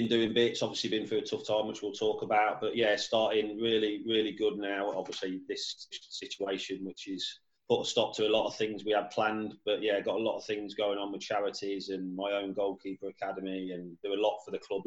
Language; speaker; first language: English; native; English